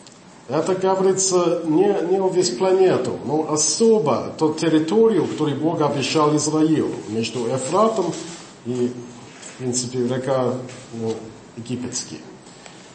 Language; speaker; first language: Russian; non-native, learner; English